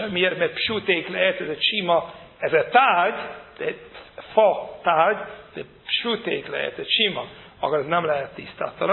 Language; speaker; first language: Hungarian; non-native, fluent; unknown